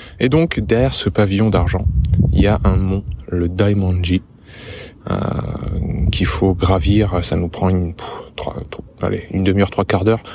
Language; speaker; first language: French; native; French